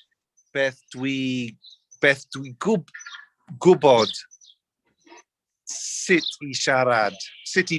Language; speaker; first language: Welsh; non-native, learner; English